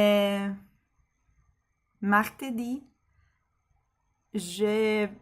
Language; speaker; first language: French; non-native, learner; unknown